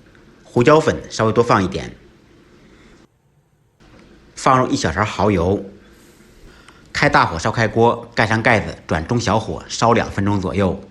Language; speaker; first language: Chinese; native; Chinese